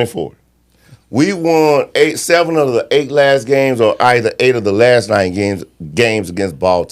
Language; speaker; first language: English; native; English